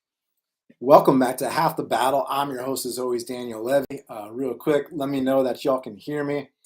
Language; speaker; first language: English; native; English